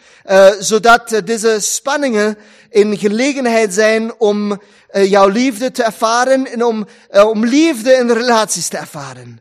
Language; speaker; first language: Dutch; non-native, fluent; German